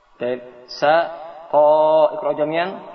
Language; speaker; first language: Arabic; non-native, fluent; Indonesian